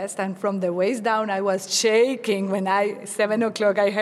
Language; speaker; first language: English; non-native, fluent; Spanish